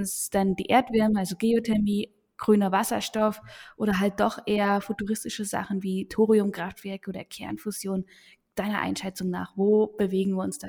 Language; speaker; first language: German; native; German